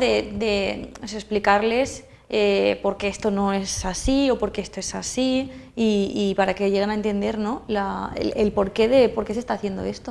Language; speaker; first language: Spanish; non-native, local second language; Catalan